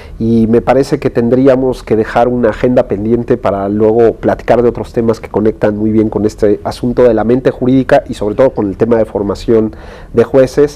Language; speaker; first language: Spanish; native; Spanish